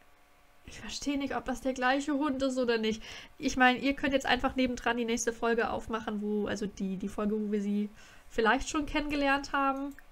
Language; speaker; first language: German; native; German